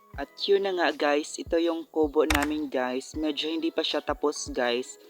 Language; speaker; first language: Filipino; non-native, local second language; Cebuano